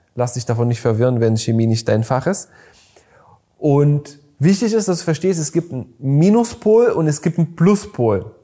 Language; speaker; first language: German; non-native, fluent; Bulgarian